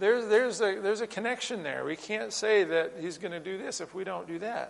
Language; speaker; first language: English; native; English